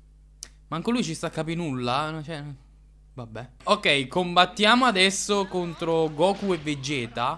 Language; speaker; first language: Italian; native; Italian